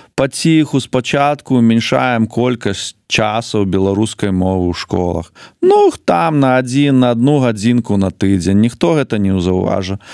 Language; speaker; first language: Belarusian; non-native, local second language; Russian